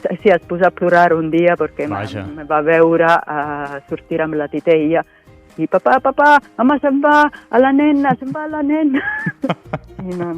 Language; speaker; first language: Catalan; non-native, fluent; Italian